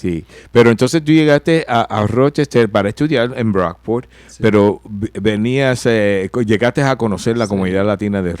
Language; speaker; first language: Spanish; early bilingual, heritage; Spanish